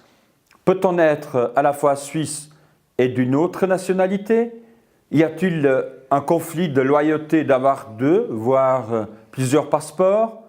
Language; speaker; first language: French; native; French